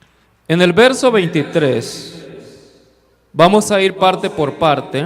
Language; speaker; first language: Spanish; native; Spanish